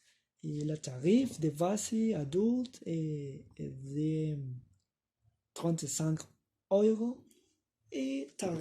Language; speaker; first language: French; non-native, learner; Spanish